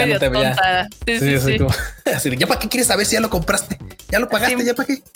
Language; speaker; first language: Spanish; native; Spanish